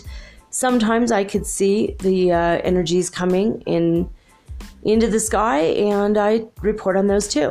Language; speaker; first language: English; native; English